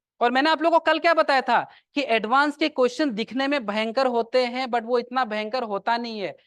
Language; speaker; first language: Hindi; non-native, local second language; Assamese